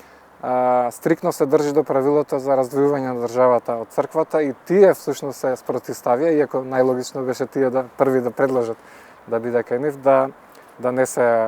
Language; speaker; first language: Macedonian; native; Macedonian